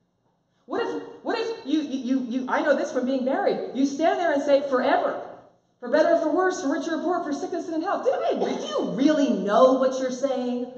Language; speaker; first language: English; native; English